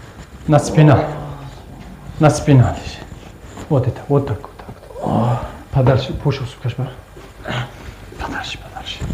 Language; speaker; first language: Russian; non-native, learner; Tajik